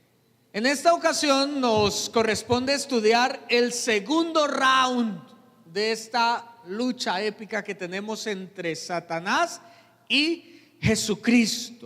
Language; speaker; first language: Spanish; native; Spanish